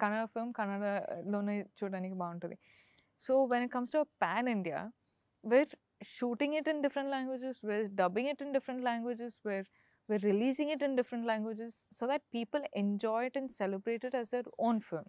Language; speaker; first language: Telugu; non-native, fluent; Kodava